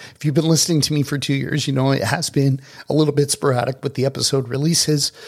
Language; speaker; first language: English; native; English